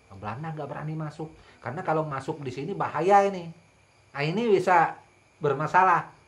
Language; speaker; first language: Indonesian; non-native, local second language; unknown